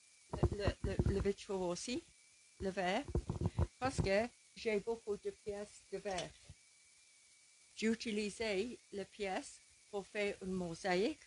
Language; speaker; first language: French; non-native, learner; English